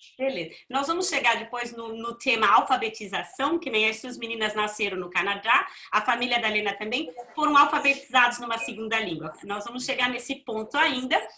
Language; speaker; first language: Portuguese; native; Portuguese